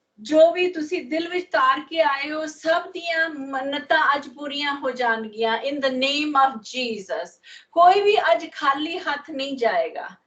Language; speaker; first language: Punjabi; non-native, learner; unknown